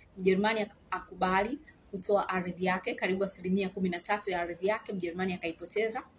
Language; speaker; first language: Swahili; native; Swahili